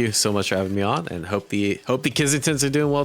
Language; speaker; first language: English; native; English